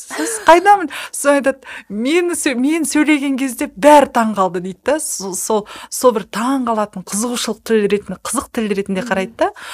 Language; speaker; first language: Kazakh; native; Kazakh